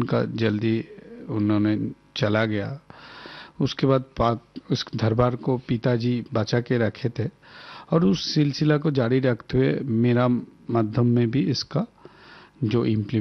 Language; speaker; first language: Hindi; non-native, local second language; Bangla